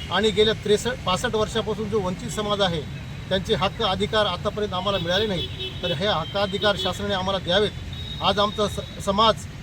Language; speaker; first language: Marathi; non-native, local second language; Lambadi